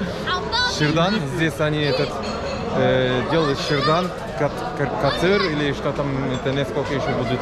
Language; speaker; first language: Russian; non-native, learner; Turkish